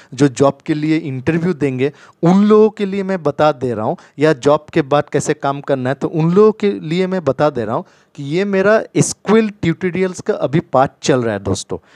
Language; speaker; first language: Hindi; non-native, local second language; Bangla